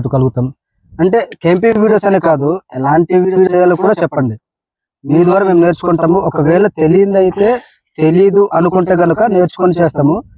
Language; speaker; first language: Telugu; non-native, local second language; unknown